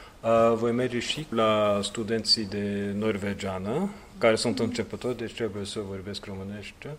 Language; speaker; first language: Romanian; non-native, fluent; Norwegian